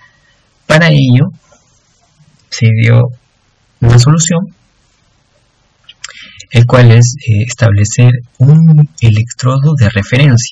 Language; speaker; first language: Spanish; native; Spanish